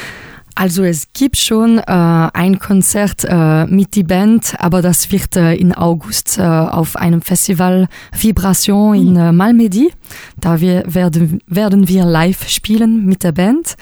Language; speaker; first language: German; non-native, local second language; French